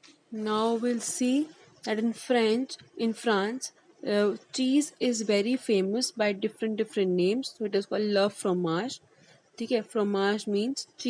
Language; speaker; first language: English; non-native, local second language; Hindi